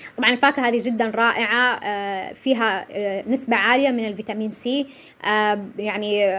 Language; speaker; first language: Arabic; non-native, local second language; Somali